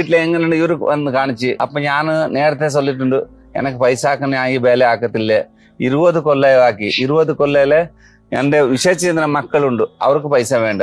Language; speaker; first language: Malayalam; non-native, learner; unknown